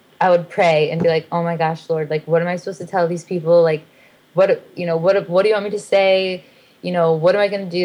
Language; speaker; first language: English; native; English